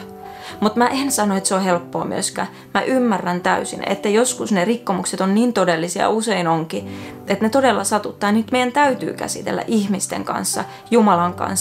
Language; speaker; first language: Finnish; native; Finnish